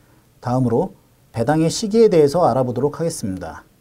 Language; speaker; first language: Korean; native; Korean